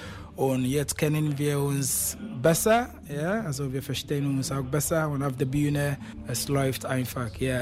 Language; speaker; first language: German; non-native, fluent; Akan